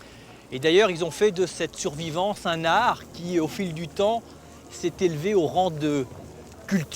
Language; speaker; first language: French; native; French